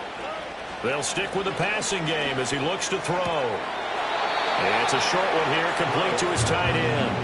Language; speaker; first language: English; native; English